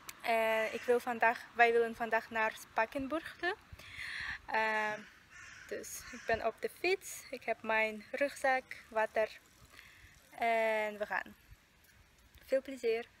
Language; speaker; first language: Dutch; non-native, learner; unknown